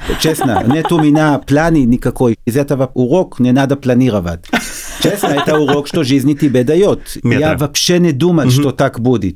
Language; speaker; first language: Russian; non-native, learner; Hebrew